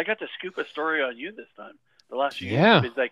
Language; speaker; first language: English; native; English